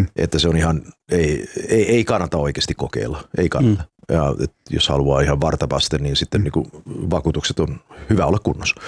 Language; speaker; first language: Finnish; early bilingual, heritage; Finnish